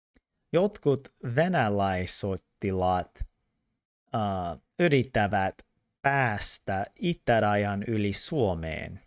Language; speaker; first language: Finnish; non-native, learner; English